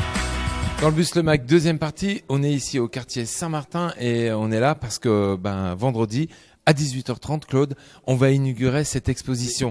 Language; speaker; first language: French; native; French